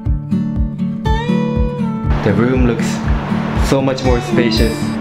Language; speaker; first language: English; non-native, fluent; Japanese